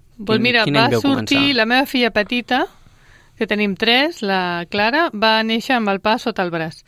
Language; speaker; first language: Catalan; native; Catalan